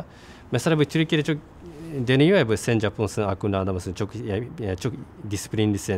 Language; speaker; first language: Turkish; non-native, fluent; Japanese